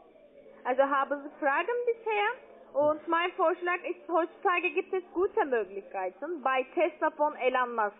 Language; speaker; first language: German; non-native, learner; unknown